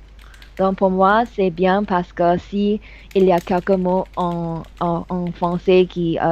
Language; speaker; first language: French; non-native, learner; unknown